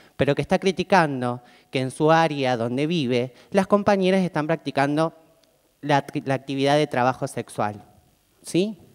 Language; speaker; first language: Spanish; native; Spanish